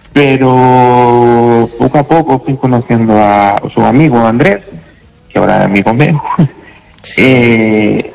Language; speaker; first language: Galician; non-native, local second language; Spanish